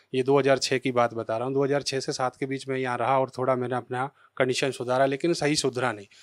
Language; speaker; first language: Hindi; native; Hindi